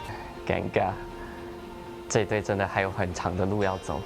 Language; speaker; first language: Chinese; native; Chinese